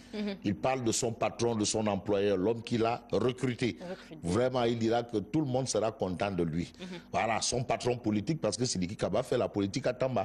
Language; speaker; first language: French; non-native, local second language; Wolof